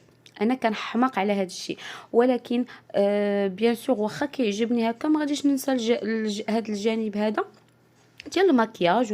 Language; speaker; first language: Arabic; native; Arabic